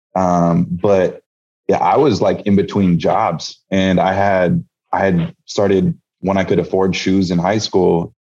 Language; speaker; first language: English; native; English